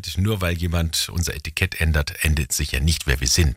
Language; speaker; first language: German; native; German